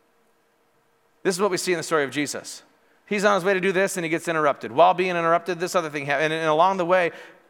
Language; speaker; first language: English; native; English